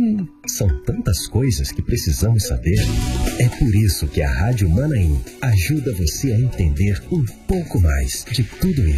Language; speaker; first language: Portuguese; native; Portuguese